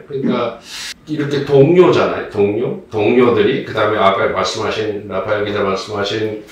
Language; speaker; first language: Korean; native; Korean